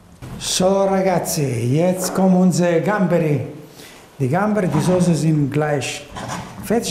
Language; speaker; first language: German; non-native, learner; Italian